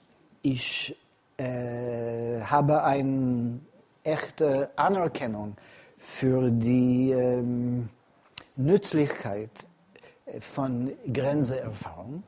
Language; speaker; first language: German; non-native, fluent; English